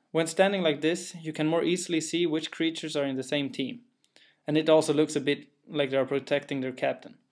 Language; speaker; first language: English; non-native, fluent; Swedish